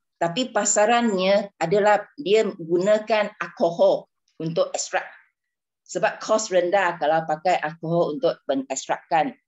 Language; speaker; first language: Malay; non-native, local second language; Chinese